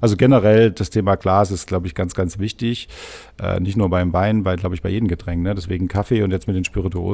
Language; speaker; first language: German; native; German